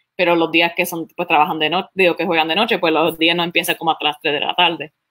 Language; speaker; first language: Spanish; early bilingual, heritage; Spanish